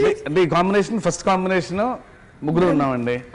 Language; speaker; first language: Telugu; native; Telugu